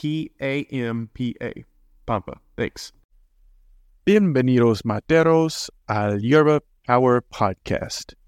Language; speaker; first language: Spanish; non-native, fluent; English